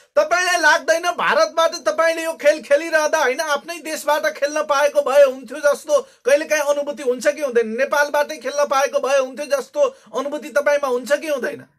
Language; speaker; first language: Nepali; native; Nepali